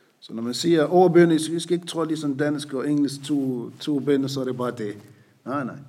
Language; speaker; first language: Danish; non-native, fluent; Arabic